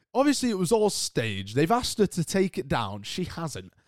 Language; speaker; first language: English; native; English